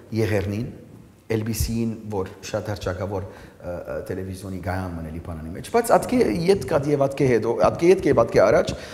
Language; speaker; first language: Armenian; early bilingual, heritage; Armenian